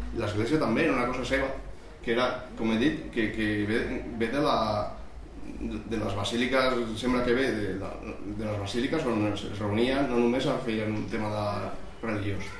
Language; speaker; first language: Catalan; non-native, local second language; Spanish